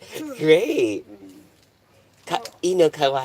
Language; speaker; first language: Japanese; non-native, learner; English